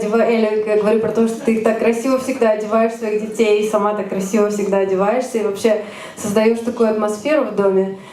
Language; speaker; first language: Russian; native; Russian